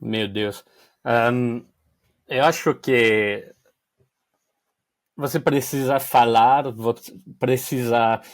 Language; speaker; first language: Portuguese; non-native, learner; French